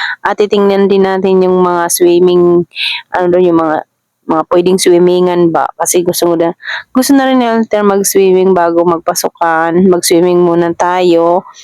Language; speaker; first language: Filipino; non-native, local second language; Cebuano